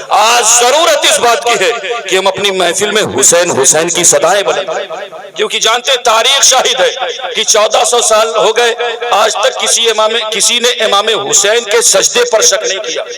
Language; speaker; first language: Urdu; native; Urdu